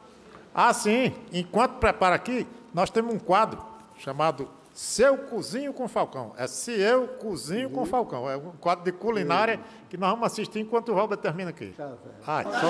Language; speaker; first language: Portuguese; native; Portuguese